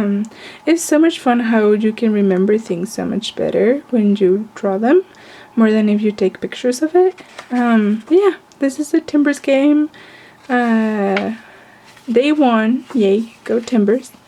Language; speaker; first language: English; non-native, fluent; Spanish